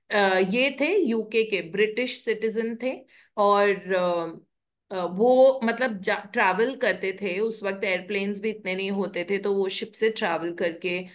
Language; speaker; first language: Hindi; native; Hindi